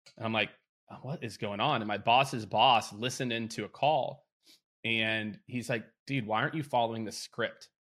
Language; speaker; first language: English; native; English